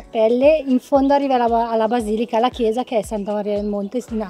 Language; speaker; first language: Italian; native; Italian